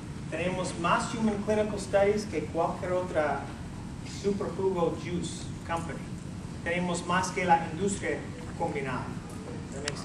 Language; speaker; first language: Spanish; early bilingual, heritage; English